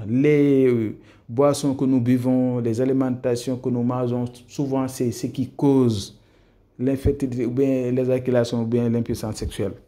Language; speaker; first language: French; non-native, local second language; Wolof